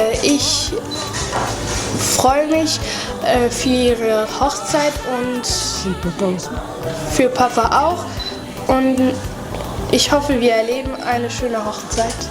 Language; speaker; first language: German; early bilingual, other home language; French